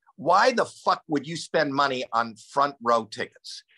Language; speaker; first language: English; native; English